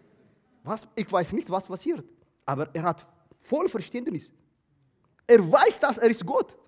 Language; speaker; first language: German; non-native, learner; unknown